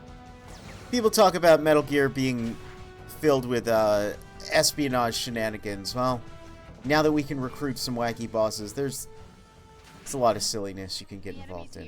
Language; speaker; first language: English; native; English